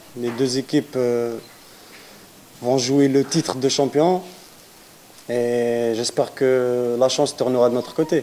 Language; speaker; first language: French; native; French